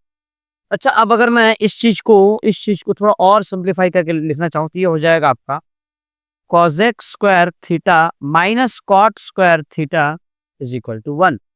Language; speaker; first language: Hindi; non-native, local second language; Gujarati